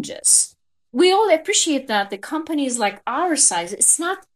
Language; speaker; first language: English; non-native, fluent; Turkish